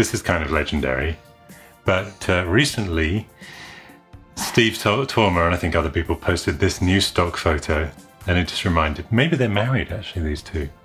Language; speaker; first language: English; native; English